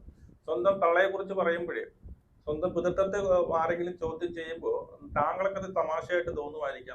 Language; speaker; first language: Malayalam; native; Malayalam